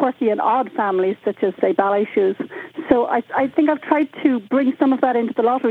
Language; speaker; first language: English; native; English